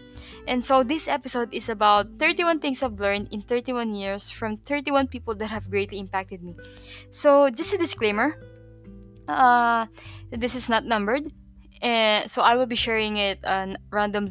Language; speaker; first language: English; non-native, local second language; Filipino